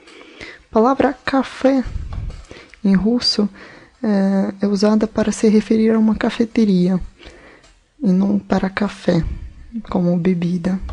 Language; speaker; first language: Portuguese; non-native, fluent; Russian